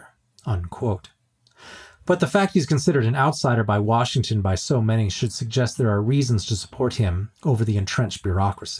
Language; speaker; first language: English; native; English